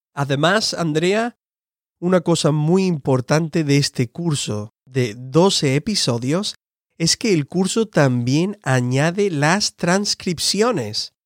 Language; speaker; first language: Spanish; native; Spanish